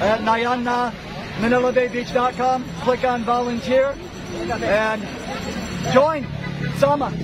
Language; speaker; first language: Filipino; non-native, learner; English